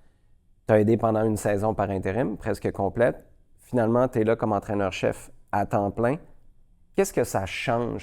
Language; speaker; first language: French; native; French